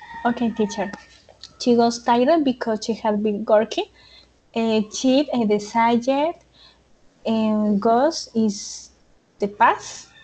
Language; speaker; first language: English; non-native, learner; Spanish